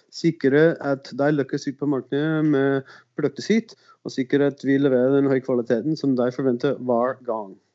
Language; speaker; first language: Norwegian; non-native, fluent; English